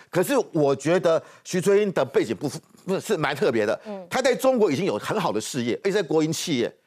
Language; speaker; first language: Chinese; native; Chinese